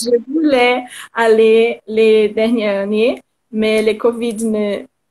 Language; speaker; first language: French; non-native, learner; Portuguese